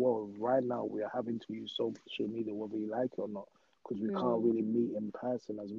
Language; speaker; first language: English; non-native, local second language; Akan